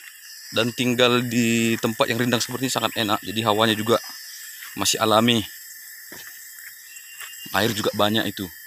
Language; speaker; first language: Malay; non-native, local second language; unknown